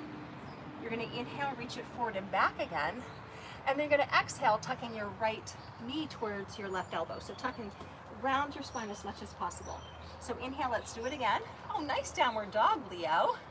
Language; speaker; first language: English; native; English